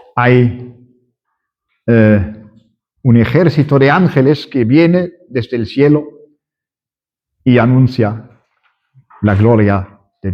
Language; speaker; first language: Spanish; non-native, fluent; German